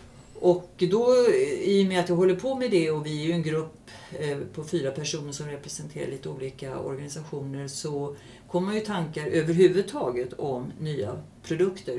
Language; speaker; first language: Swedish; native; Swedish